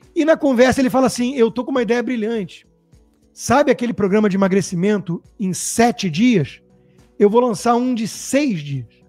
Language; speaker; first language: Portuguese; native; Portuguese